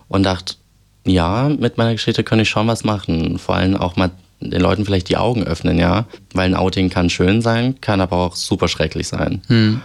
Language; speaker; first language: German; early bilingual, other home language; Albanian